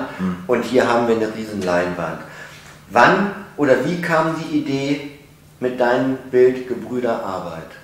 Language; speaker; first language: German; native; German